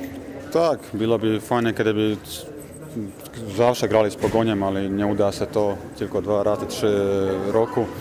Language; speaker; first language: Polish; non-native, fluent; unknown